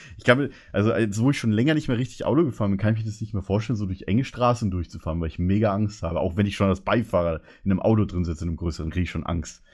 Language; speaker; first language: German; native; German